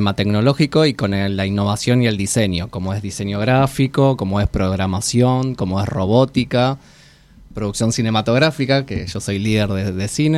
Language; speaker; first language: Spanish; native; Spanish